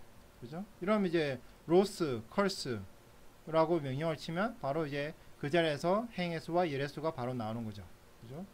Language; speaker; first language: Korean; native; Korean